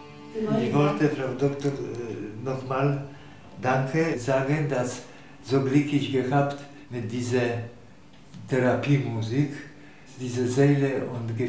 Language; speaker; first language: German; non-native, learner; Polish